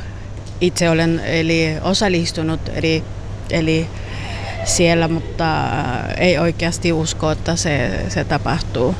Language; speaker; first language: Finnish; non-native, learner; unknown